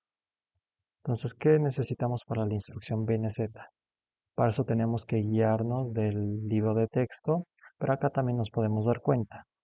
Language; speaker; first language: Spanish; native; Spanish